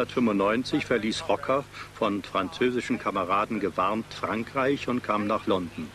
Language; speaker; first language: German; native; German